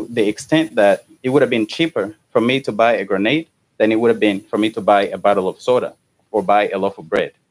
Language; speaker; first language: English; non-native, local second language; Kinyarwanda